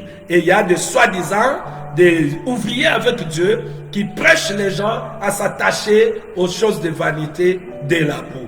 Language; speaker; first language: French; non-native, local second language; Lingala